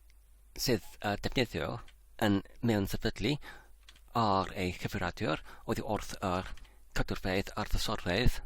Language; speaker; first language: Welsh; non-native, learner; English